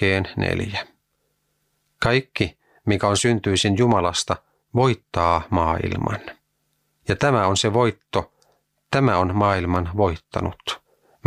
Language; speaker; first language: Finnish; native; Finnish